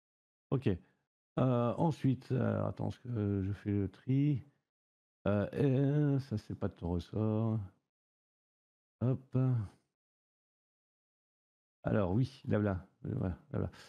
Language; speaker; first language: French; native; French